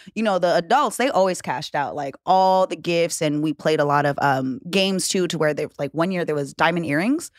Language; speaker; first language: English; native; English